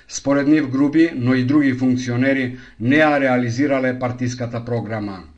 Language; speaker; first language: Macedonian; native; Macedonian